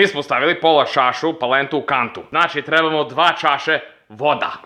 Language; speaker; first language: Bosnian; non-native, learner; English